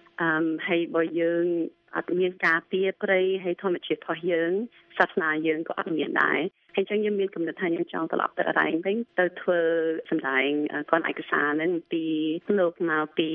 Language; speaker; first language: Khmer; early bilingual, other home language; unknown